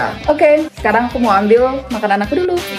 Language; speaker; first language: Indonesian; native; Indonesian